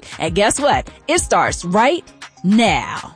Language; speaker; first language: English; native; English